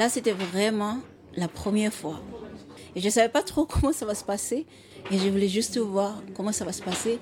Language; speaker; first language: French; non-native, fluent; Xhosa